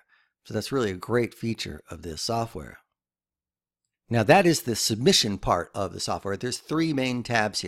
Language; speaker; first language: English; native; English